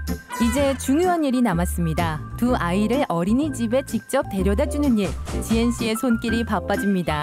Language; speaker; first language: Korean; native; Korean